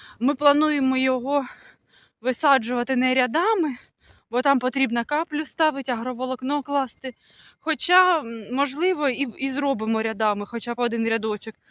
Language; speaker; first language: Ukrainian; non-native, local second language; Russian